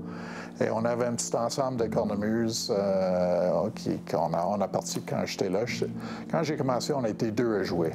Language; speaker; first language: French; non-native, local second language; English